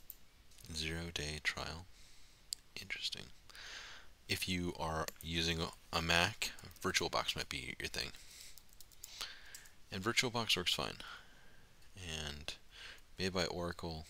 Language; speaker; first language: English; native; English